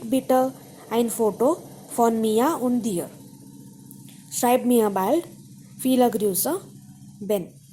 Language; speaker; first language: German; non-native, fluent; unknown